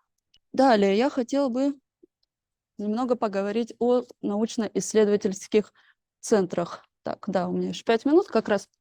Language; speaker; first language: Russian; native; Russian